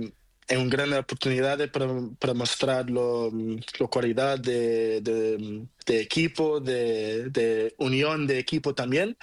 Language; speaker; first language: Spanish; non-native, learner; Portuguese